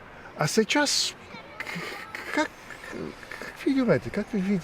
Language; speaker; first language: Russian; non-native, learner; English